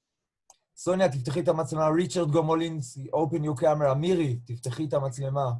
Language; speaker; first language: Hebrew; native; Hebrew